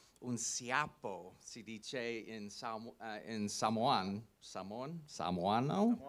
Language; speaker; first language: Italian; non-native, learner; English